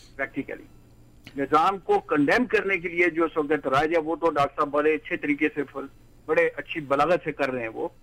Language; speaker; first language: Urdu; native; Urdu